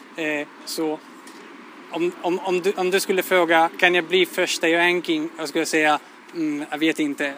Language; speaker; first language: Swedish; non-native, fluent; Italian